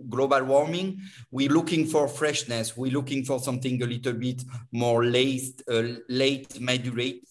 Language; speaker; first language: English; non-native, learner; French